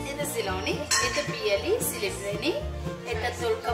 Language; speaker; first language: Russian; non-native, learner; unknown